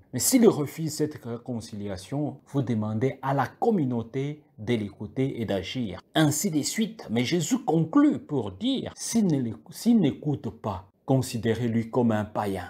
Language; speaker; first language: French; non-native, local second language; Kituba (Democratic Republic of Congo)